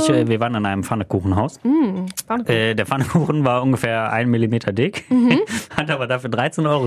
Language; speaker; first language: German; native; German